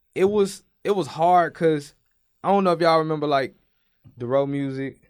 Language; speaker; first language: English; native; English